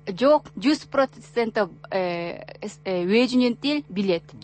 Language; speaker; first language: Kyrgyz; non-native, learner; Korean